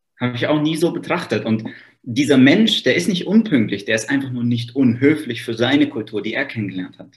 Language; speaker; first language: German; native; German